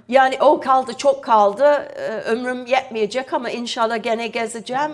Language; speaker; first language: Turkish; non-native, fluent; English